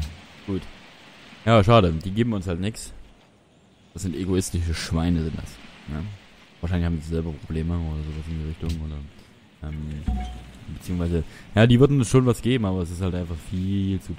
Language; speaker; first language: German; native; German